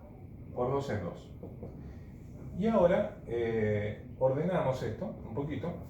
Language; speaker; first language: Spanish; native; Spanish